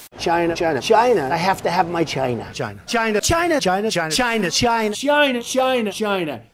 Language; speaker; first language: English; native; English